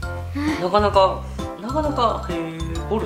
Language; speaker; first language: Japanese; native; Japanese